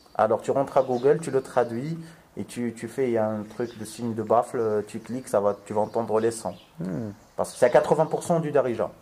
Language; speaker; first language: French; non-native, local second language; Arabic